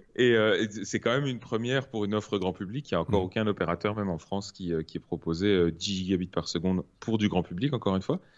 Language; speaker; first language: French; native; French